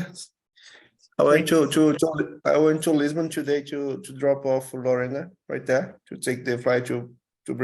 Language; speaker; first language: English; non-native, learner; Portuguese